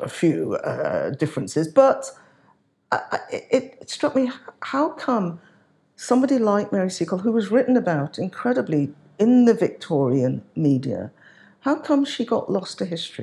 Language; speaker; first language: English; native; English